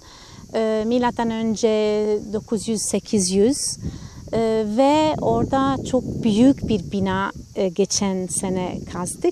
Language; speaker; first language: Turkish; non-native, fluent; Italian